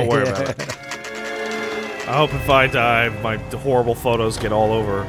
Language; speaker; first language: English; native; English